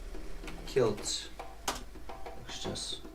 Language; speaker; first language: Russian; native; Russian